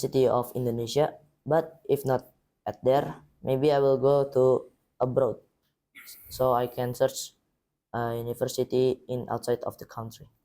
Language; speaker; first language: English; non-native, learner; Indonesian